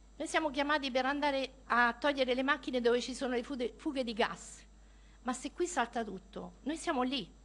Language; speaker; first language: Italian; native; Italian